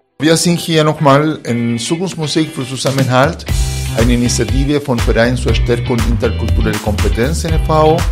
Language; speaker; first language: German; non-native, fluent; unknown